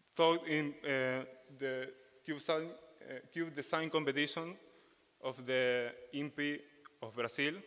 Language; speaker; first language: English; non-native, fluent; Spanish